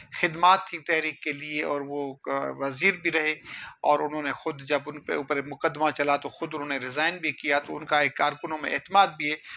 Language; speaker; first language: Urdu; non-native, local second language; Sindhi